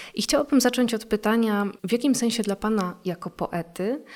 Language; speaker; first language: Polish; native; Polish